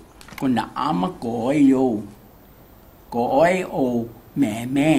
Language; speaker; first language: Portuguese; non-native, learner; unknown